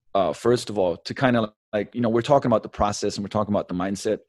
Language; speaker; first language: English; early bilingual, other home language; Slovenian